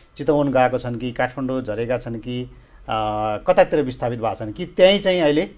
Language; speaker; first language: Nepali; native; Nepali